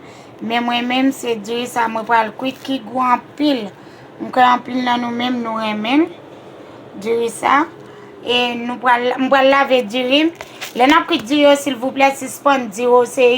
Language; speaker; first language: French; non-native, learner; Haitian Creole